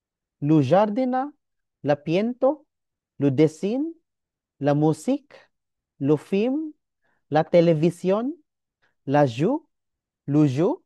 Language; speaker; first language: French; non-native, learner; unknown